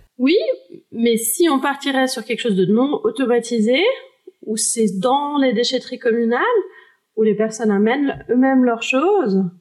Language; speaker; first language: French; early bilingual, heritage; French